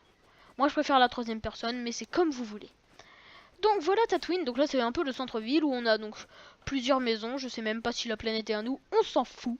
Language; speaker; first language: French; native; French